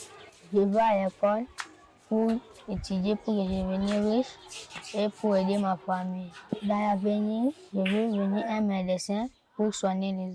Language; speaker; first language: French; non-native, local second language; Lingala